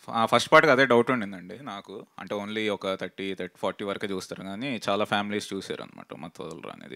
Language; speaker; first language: Telugu; native; Telugu